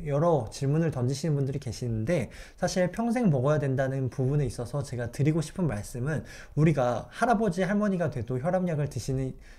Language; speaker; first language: Korean; native; Korean